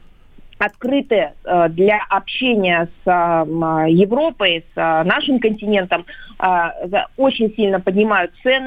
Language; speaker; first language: Russian; native; Russian